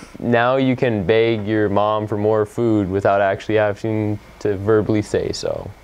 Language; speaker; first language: English; native; English